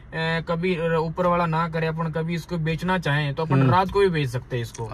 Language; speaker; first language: Hindi; native; Hindi